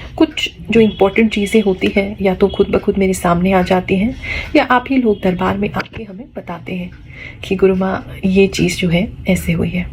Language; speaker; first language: Hindi; native; Hindi